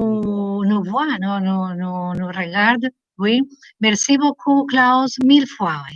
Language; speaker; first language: French; non-native, learner; Spanish